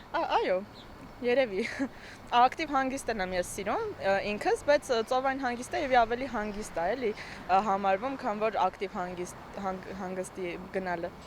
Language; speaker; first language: Armenian; native; Armenian